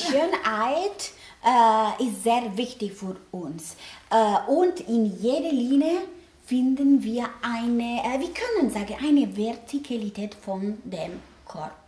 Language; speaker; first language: German; non-native, learner; Italian